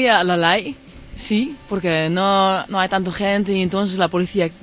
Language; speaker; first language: Spanish; non-native, fluent; Dutch